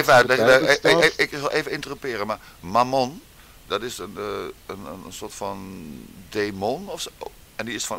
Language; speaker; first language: Dutch; native; Dutch